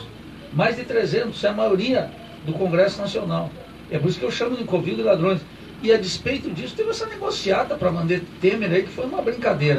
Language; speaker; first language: Portuguese; native; Portuguese